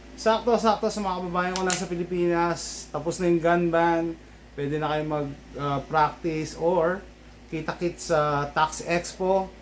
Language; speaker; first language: Filipino; native; Filipino